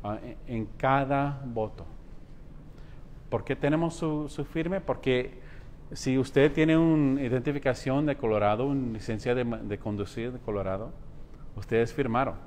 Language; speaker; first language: Spanish; early bilingual, heritage; Spanish